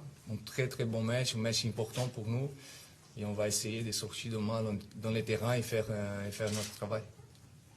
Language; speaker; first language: French; non-native, fluent; Italian